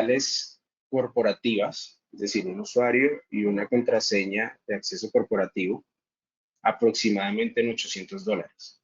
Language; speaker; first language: Spanish; native; Spanish